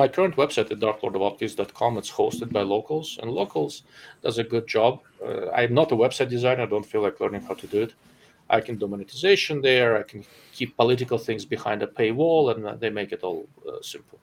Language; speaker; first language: English; non-native, fluent; Russian